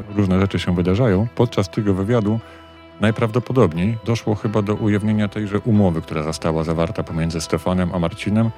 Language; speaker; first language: Polish; native; Polish